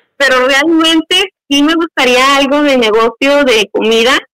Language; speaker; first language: Spanish; native; Spanish